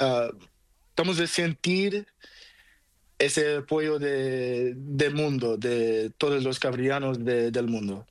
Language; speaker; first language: Spanish; non-native, learner; Portuguese